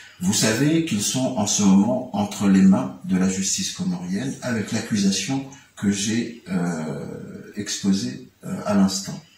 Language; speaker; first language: French; non-native, local second language; Comorian